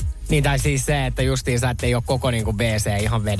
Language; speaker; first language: Finnish; native; Finnish